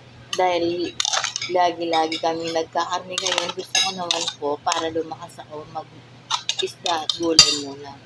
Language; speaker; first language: Filipino; native; Filipino